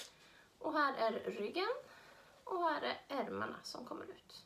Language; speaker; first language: Swedish; native; Swedish